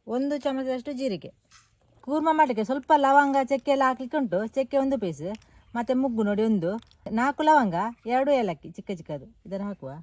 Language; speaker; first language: Kannada; native; Kannada